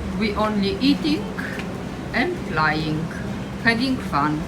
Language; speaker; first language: English; non-native, learner; Polish